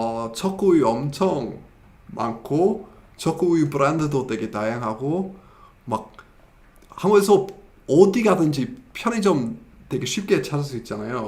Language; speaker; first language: Korean; non-native, fluent; English